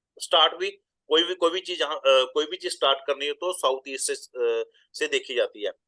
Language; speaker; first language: Hindi; non-native, local second language; Punjabi